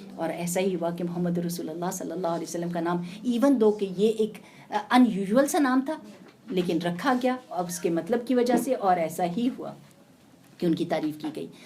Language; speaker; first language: Urdu; native; Urdu